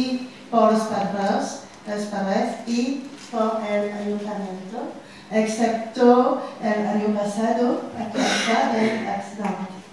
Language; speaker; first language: Spanish; non-native, learner; French